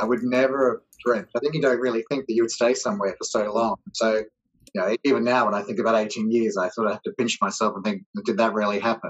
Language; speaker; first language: English; native; English